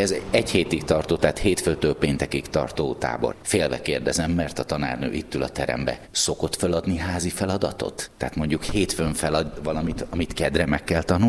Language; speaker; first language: Hungarian; native; Hungarian